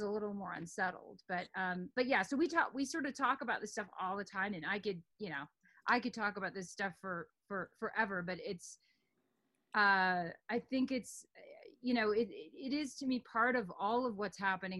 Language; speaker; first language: English; native; English